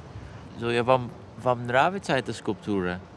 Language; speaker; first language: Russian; non-native, fluent; Dutch